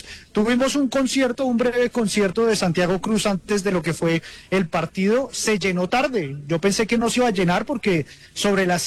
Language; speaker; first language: Spanish; native; Spanish